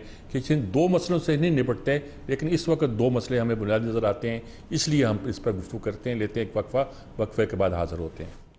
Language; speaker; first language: Urdu; native; Urdu